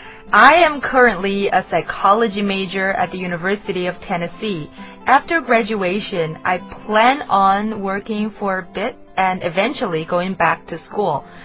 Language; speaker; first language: English; non-native, fluent; Chinese